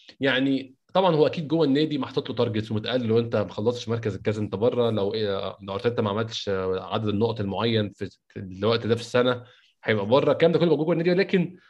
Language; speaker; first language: Arabic; native; Arabic